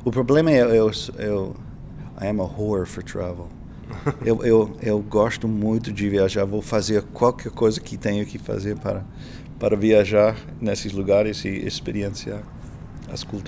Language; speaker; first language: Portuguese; non-native, fluent; English